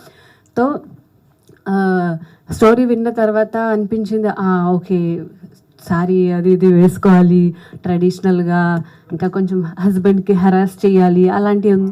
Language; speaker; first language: Telugu; non-native, local second language; Hindi